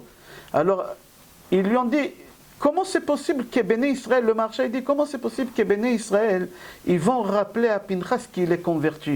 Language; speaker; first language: French; native; French